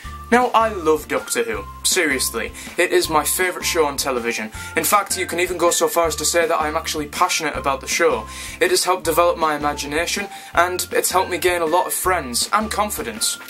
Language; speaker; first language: English; native; English